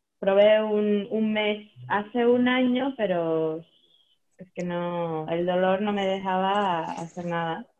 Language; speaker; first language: Spanish; non-native, fluent; Latvian